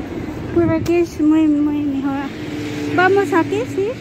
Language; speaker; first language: Spanish; non-native, learner; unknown